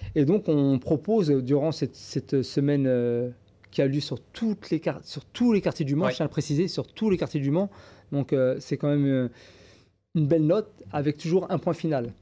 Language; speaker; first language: French; native; French